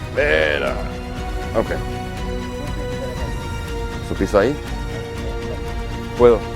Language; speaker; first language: Spanish; non-native, learner; English